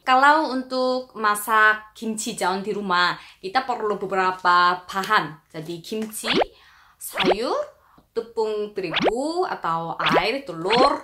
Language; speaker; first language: Indonesian; non-native, fluent; Korean